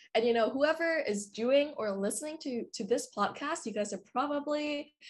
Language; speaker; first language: English; non-native, fluent; Vietnamese